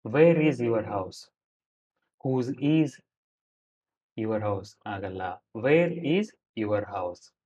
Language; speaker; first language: English; non-native, local second language; Kannada